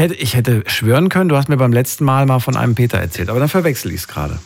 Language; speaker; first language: German; native; German